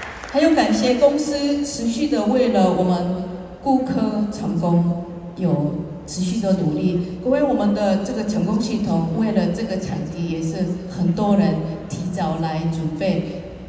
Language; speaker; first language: Chinese; non-native, fluent; Korean